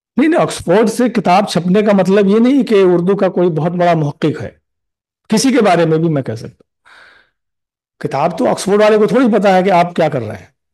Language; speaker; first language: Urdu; native; Urdu